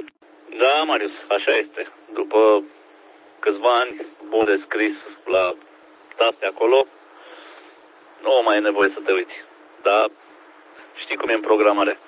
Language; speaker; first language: Romanian; native; Romanian